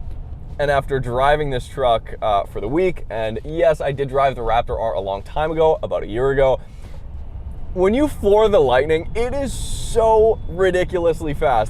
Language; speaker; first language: English; native; English